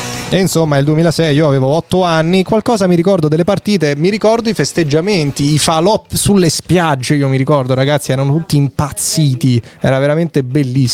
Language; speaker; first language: Italian; native; Italian